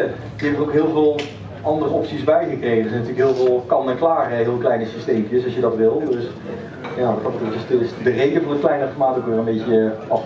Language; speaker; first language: Dutch; native; Dutch